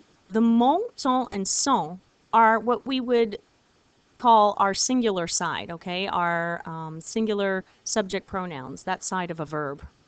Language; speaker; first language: English; native; English